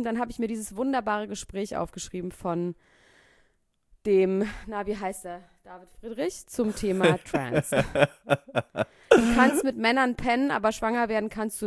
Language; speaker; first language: German; native; German